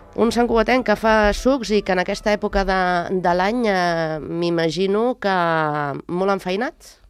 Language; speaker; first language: Catalan; native; Catalan